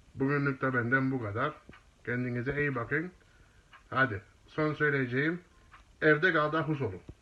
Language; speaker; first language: Turkish; native; Turkish